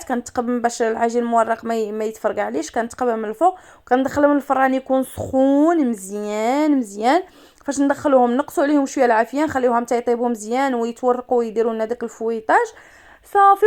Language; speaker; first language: Arabic; native; Arabic